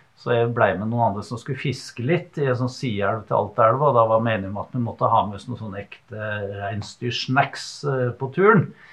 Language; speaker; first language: Norwegian; native; Norwegian